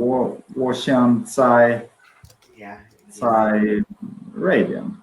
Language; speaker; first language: Chinese; non-native, learner; Swedish